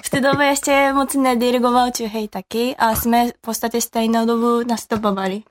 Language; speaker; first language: Czech; non-native, learner; Japanese